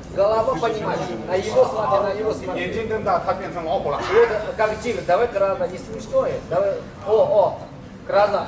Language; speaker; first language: Russian; non-native, learner; Chinese